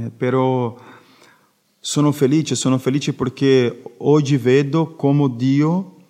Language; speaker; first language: Italian; non-native, learner; Portuguese